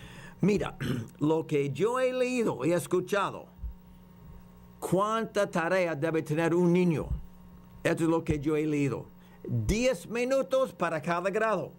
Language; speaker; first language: Spanish; non-native, fluent; English